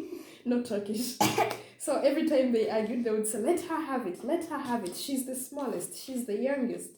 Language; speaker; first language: English; non-native, fluent; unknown